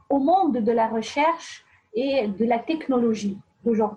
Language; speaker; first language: French; non-native, fluent; Arabic